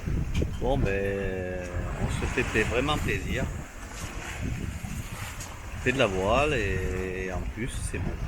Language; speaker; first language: French; native; French